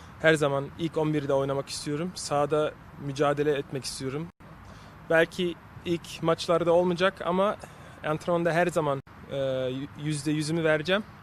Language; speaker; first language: Turkish; early bilingual, heritage; Turkish